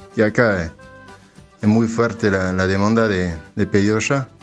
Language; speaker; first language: Spanish; non-native, fluent; French